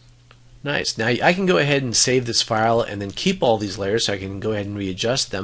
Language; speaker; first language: English; native; English